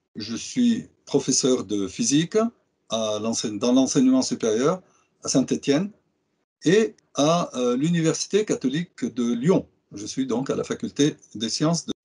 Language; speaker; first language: French; non-native, local second language; Arabic